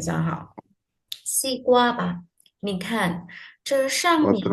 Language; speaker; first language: Chinese; non-native, fluent; Indonesian